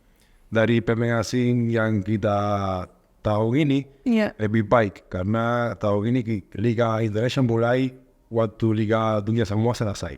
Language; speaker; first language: Indonesian; non-native, learner; Spanish